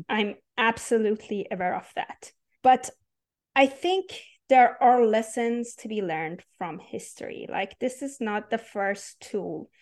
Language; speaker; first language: English; non-native, fluent; Persian